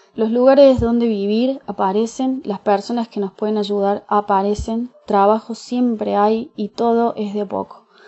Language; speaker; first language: Spanish; native; Spanish